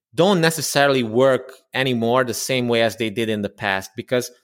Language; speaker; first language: English; non-native, fluent; Romanian